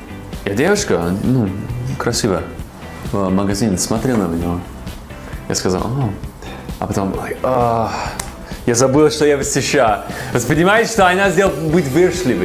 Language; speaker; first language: Russian; non-native, fluent; English